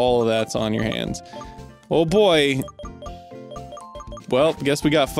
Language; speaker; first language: English; native; English